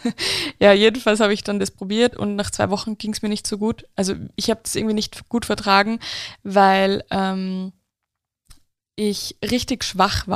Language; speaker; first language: German; native; German